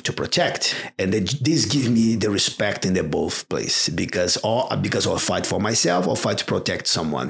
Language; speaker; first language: English; non-native, fluent; Portuguese